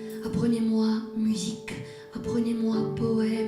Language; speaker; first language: French; native; French